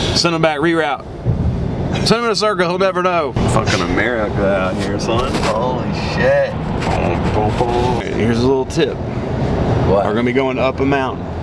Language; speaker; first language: English; native; English